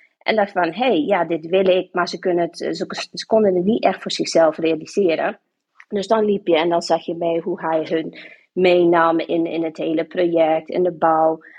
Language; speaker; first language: Dutch; non-native, local second language; English